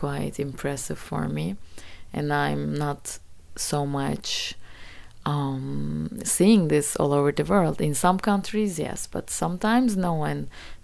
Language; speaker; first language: English; non-native, fluent; Turkish